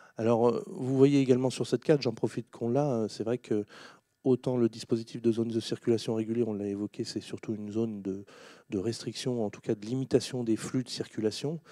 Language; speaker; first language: French; native; French